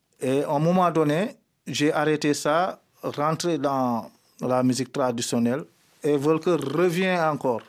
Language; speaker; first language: French; non-native, local second language; Mandingo